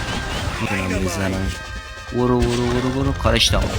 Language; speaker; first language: Persian; native; Persian